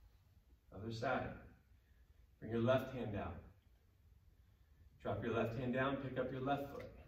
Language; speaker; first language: English; native; English